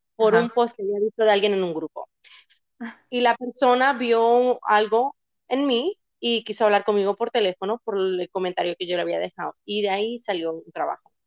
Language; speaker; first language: Spanish; native; Spanish